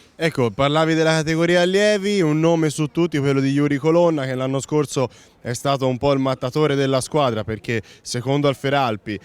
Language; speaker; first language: Italian; native; Italian